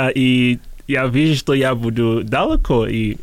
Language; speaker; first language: Russian; non-native, learner; English